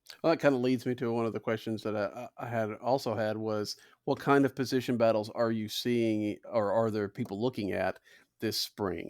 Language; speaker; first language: English; native; English